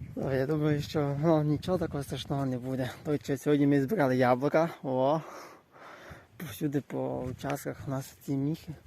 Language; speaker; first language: Ukrainian; native; Ukrainian